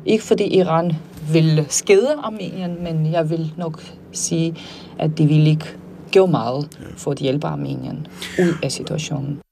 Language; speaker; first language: Danish; non-native, fluent; Armenian